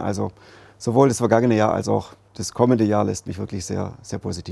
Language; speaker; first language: German; native; German